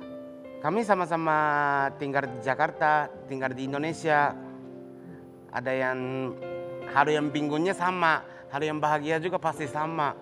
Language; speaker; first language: Indonesian; non-native, learner; Japanese